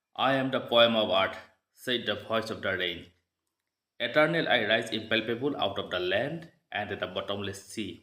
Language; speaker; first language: English; non-native, local second language; Assamese